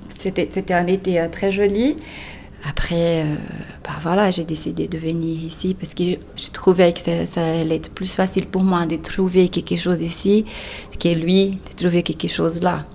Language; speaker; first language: French; non-native, fluent; Portuguese